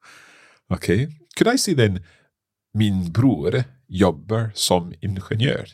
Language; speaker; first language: Swedish; non-native, learner; English